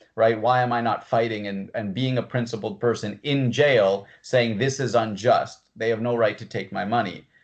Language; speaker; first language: English; native; English